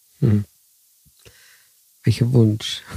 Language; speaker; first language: German; early bilingual, heritage; Italian